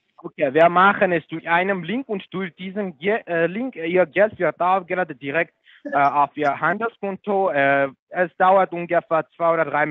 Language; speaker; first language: German; non-native, fluent; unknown